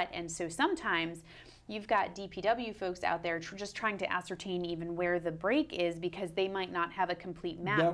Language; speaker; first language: English; native; English